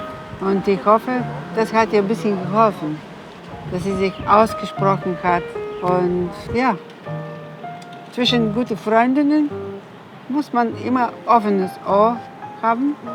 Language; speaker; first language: German; non-native, fluent; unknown